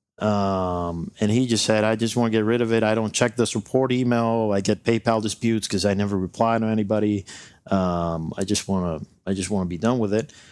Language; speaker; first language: English; non-native, local second language; Spanish